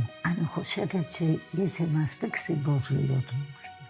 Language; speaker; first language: Hebrew; non-native, fluent; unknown